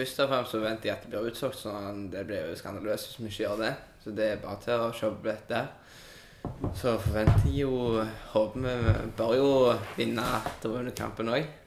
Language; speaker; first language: Norwegian; native; Norwegian